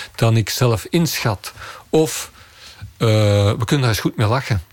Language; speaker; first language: Dutch; native; Dutch